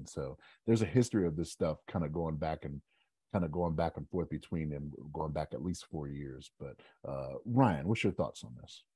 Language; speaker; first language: English; native; English